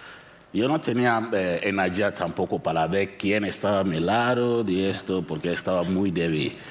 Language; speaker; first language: Spanish; non-native, learner; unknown